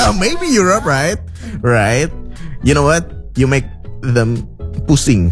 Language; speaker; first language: English; non-native, local second language; Indonesian